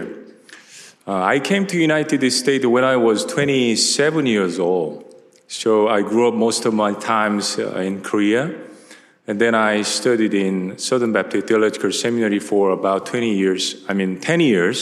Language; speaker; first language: English; non-native, fluent; Korean